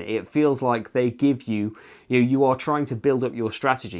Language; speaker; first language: English; native; English